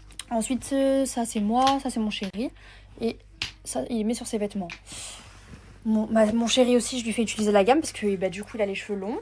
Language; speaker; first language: French; native; French